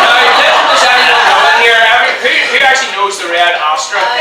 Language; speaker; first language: English; native; English